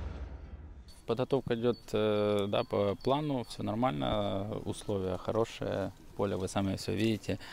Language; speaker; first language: Russian; native; Russian